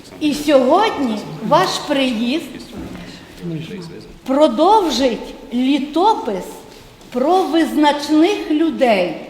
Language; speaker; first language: Ukrainian; native; Ukrainian